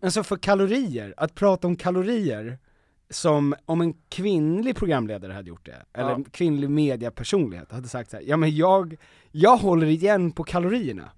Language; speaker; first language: Swedish; native; Swedish